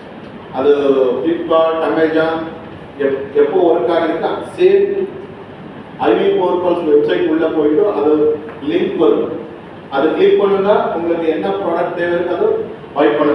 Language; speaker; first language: Tamil; non-native, learner; Kannada